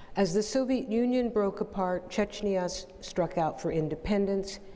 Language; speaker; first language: English; native; English